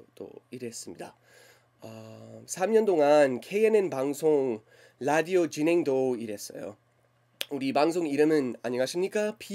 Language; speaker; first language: Korean; non-native, learner; English